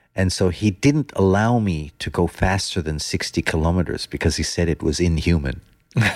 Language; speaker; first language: English; non-native, fluent; Dutch